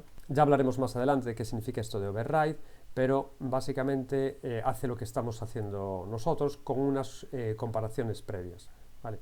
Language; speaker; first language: Spanish; native; Spanish